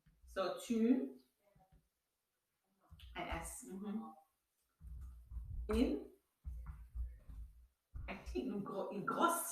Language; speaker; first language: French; non-native, fluent; English